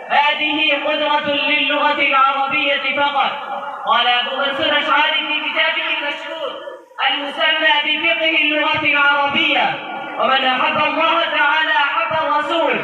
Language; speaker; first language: Arabic; non-native, learner; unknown